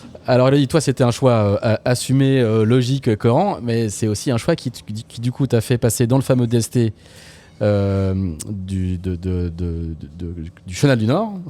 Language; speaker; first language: French; native; French